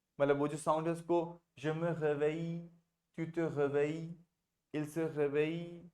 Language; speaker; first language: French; non-native, fluent; Hindi